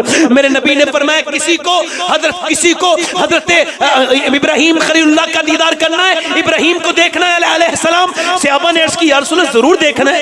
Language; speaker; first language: Urdu; native; Urdu